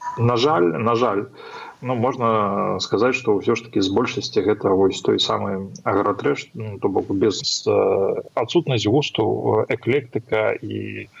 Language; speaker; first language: Belarusian; non-native, local second language; Russian